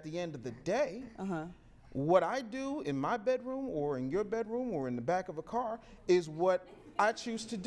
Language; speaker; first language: English; native; English